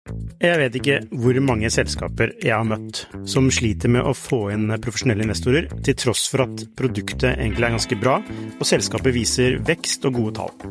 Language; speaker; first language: Norwegian; native; Norwegian